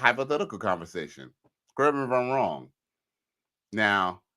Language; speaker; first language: English; native; English